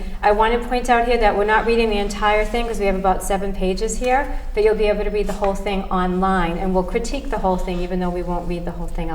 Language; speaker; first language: English; native; English